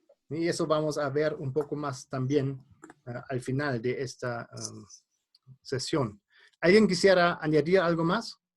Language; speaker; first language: Spanish; non-native, fluent; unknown